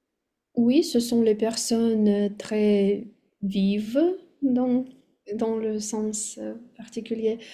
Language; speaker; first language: French; non-native, fluent; Russian